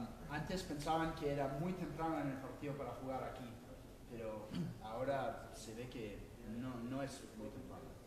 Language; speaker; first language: Spanish; native; Spanish